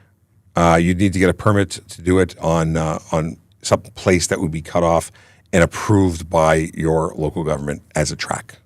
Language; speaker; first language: English; native; English